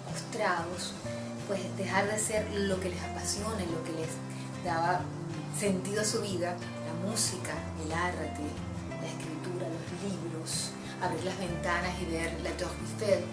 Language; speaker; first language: Spanish; native; Spanish